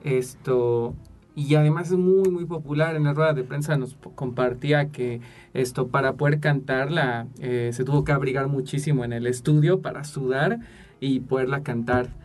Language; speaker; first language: Spanish; native; Spanish